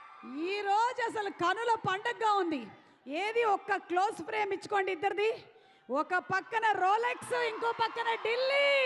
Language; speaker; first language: Telugu; native; Telugu